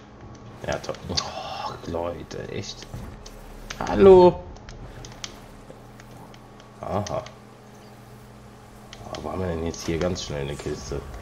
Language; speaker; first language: German; native; German